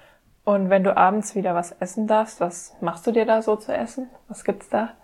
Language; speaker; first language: German; native; German